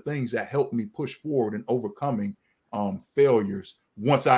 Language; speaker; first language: English; native; English